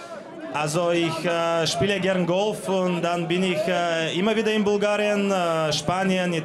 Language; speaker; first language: German; non-native, fluent; Bulgarian